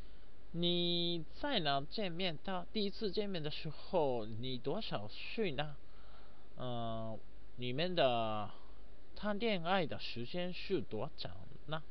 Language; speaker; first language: Chinese; non-native, learner; Japanese